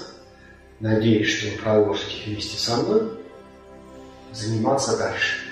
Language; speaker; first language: Russian; native; Russian